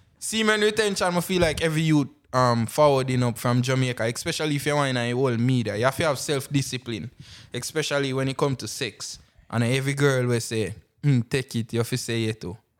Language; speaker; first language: English; non-native, local second language; Jamaican Creole English